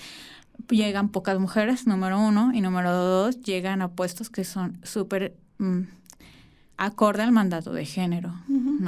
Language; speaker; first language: Spanish; native; Spanish